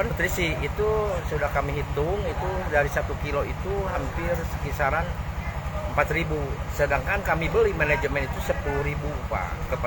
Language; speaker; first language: Indonesian; native; Indonesian